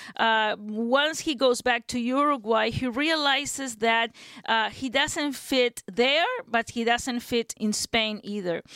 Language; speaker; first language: English; non-native, fluent; Spanish